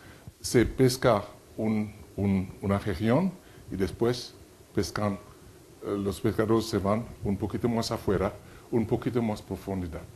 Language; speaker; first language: Spanish; non-native, fluent; French